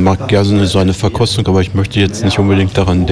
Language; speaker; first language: German; native; German